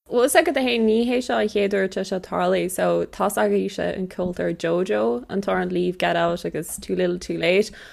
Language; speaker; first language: Irish; non-native, local second language; English